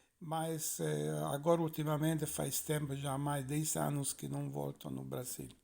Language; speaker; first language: Portuguese; non-native, fluent; Italian